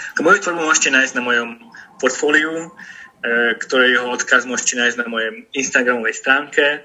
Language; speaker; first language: Slovak; non-native, local second language; Hungarian